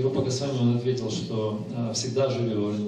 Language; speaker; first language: Russian; native; Russian